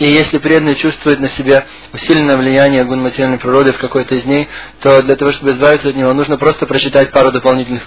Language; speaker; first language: Russian; native; Russian